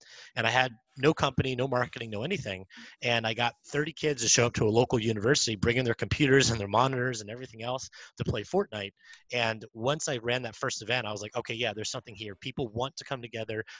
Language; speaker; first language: English; native; English